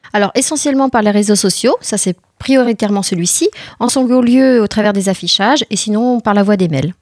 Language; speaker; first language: French; native; French